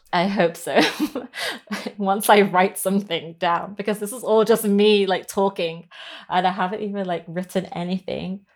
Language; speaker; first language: English; native; English